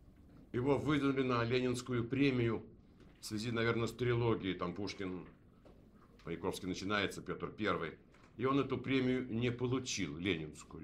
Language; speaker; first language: Russian; native; Russian